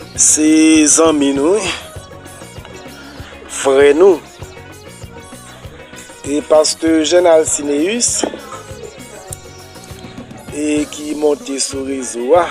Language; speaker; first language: French; non-native, local second language; Haitian Creole